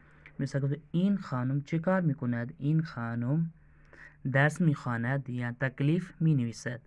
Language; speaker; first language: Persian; non-native, fluent; Urdu